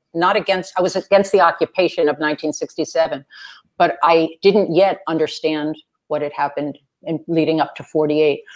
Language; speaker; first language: English; native; English